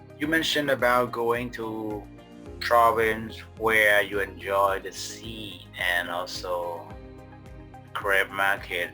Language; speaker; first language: English; non-native, fluent; Khmer